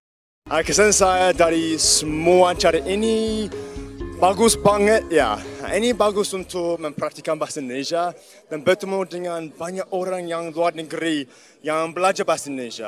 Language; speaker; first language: Indonesian; non-native, learner; English